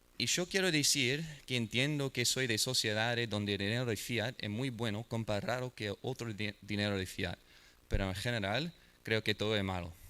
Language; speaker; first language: Spanish; non-native, learner; English